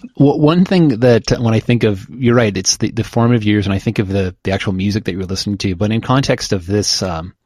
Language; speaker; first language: English; native; English